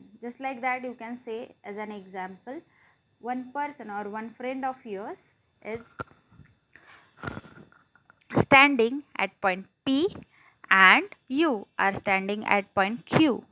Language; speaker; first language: English; non-native, local second language; Marathi